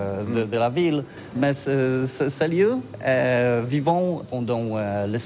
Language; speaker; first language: French; non-native, learner; Polish